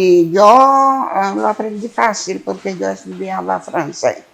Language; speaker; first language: Spanish; non-native, fluent; Greek